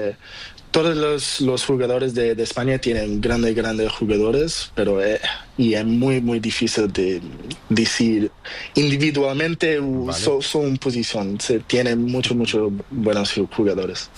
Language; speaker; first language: Spanish; non-native, learner; Portuguese